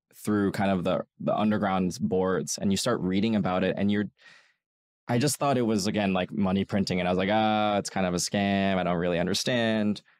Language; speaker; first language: English; native; English